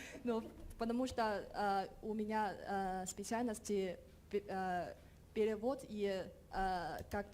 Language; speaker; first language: Russian; non-native, fluent; Chinese